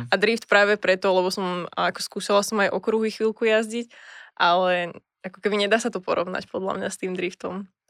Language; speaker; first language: Slovak; native; Slovak